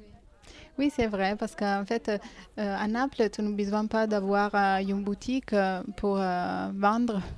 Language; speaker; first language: French; non-native, fluent; Italian